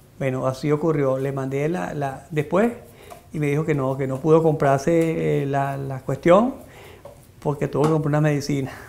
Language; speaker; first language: Spanish; native; Spanish